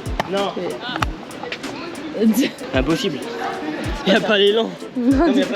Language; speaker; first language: French; native; French